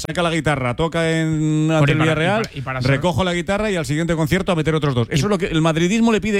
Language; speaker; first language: Spanish; native; Spanish